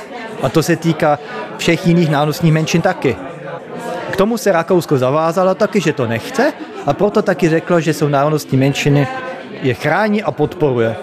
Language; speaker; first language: Czech; early bilingual, heritage; Czech